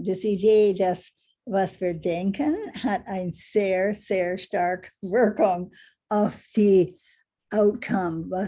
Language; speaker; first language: German; non-native, learner; English